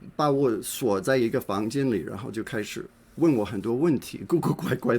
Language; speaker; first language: Chinese; non-native, fluent; English